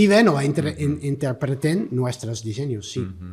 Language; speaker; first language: Spanish; non-native, learner; Dutch